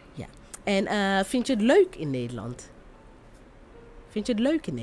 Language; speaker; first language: Dutch; non-native, fluent; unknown